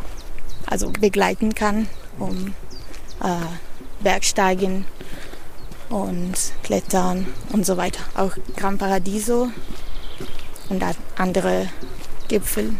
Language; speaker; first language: German; non-native, fluent; Italian